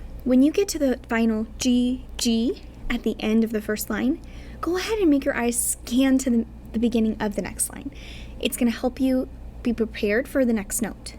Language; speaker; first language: English; native; English